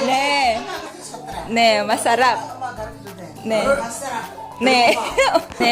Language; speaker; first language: Korean; non-native, learner; Filipino